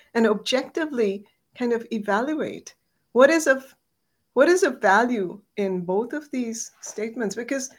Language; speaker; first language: English; non-native, local second language; Bangla